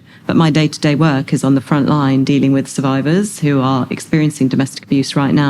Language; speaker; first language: English; native; English